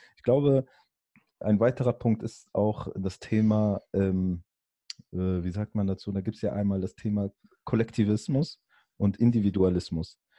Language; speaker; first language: German; early bilingual, other home language; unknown